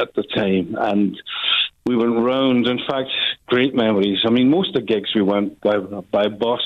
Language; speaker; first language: English; native; English